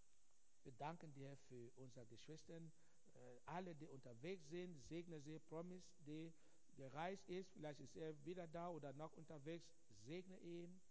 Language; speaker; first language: German; non-native, fluent; Igbo